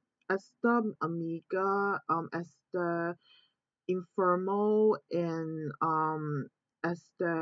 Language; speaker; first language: Spanish; non-native, learner; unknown